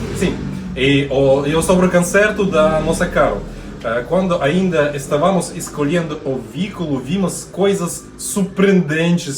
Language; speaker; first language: Portuguese; non-native, learner; Russian